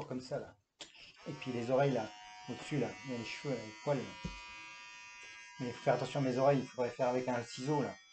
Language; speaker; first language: French; native; French